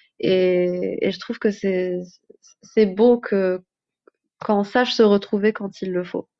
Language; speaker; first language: French; non-native, local second language; Arabic